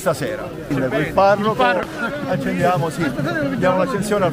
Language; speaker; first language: Italian; native; Italian